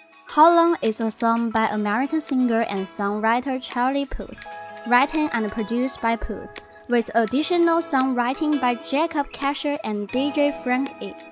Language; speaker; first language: English; non-native, fluent; Chinese